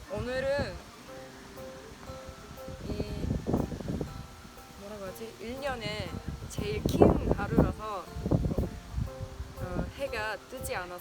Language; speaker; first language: Korean; non-native, learner; Swedish